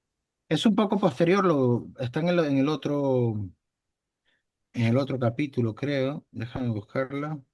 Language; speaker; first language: Spanish; native; Spanish